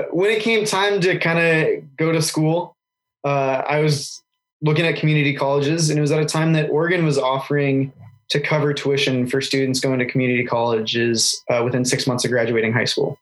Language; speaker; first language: English; native; English